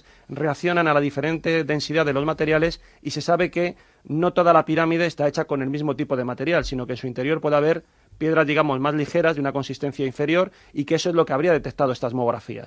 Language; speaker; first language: Spanish; native; Spanish